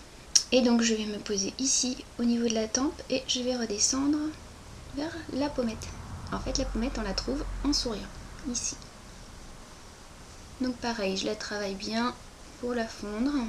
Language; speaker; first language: French; native; French